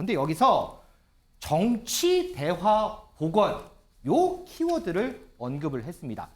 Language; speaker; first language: Korean; native; Korean